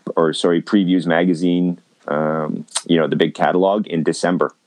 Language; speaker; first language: English; native; English